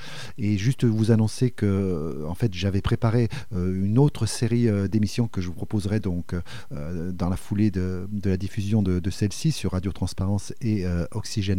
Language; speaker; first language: French; native; French